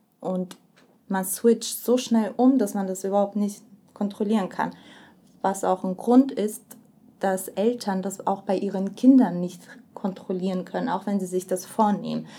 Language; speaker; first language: German; early bilingual, other home language; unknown